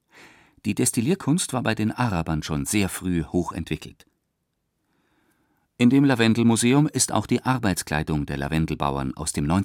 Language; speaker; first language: German; native; German